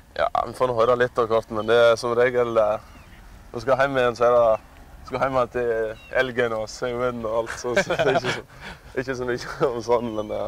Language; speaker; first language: Norwegian; native; Norwegian